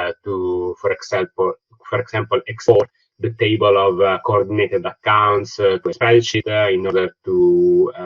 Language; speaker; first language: English; non-native, fluent; Italian